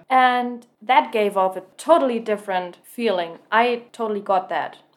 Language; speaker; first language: English; non-native, fluent; German